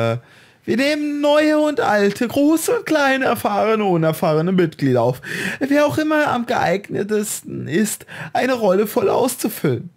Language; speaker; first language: German; native; German